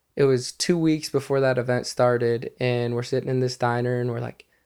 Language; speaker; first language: English; native; English